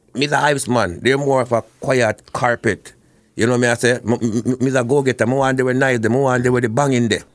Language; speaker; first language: English; non-native, local second language; Jamaican Creole English